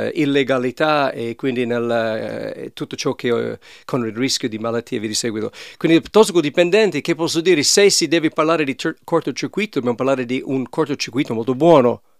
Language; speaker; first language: Italian; non-native, fluent; English